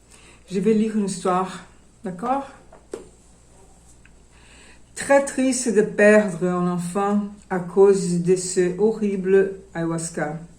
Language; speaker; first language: French; non-native, fluent; Portuguese